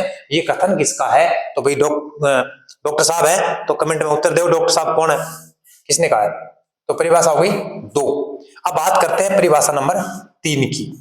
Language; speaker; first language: Hindi; native; Hindi